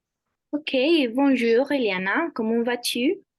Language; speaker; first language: French; non-native, fluent; Spanish